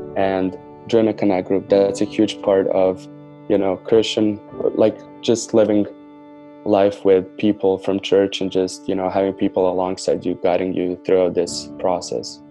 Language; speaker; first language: English; non-native, fluent; Serbian